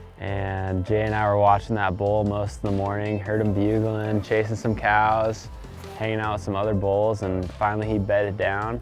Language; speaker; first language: English; native; English